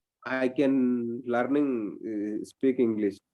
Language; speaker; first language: English; non-native, learner; Telugu